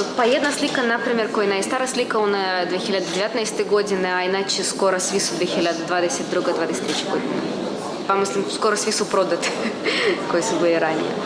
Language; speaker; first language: Bosnian; non-native, fluent; Russian